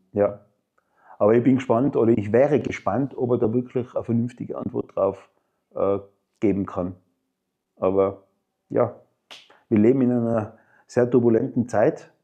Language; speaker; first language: German; native; German